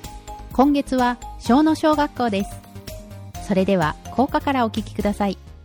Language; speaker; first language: Japanese; native; Japanese